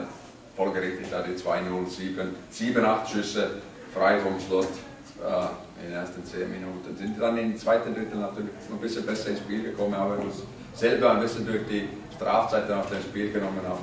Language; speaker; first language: German; non-native, fluent; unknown